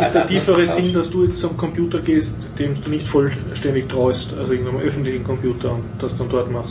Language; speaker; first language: German; native; German